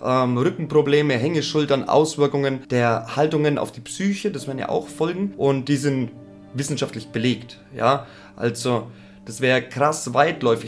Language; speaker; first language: German; native; German